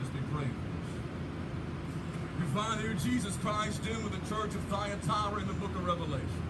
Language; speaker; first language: English; native; English